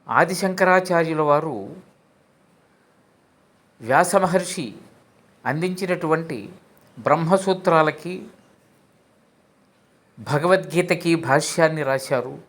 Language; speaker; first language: Telugu; native; Telugu